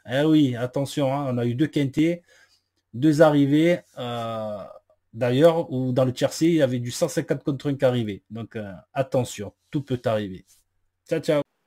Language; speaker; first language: French; native; French